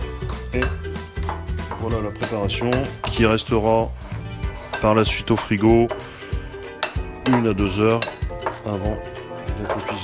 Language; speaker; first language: French; native; French